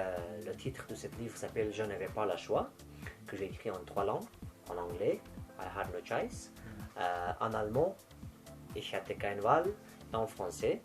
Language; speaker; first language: French; non-native, fluent; Persian